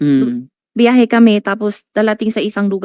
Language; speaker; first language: Filipino; non-native, learner; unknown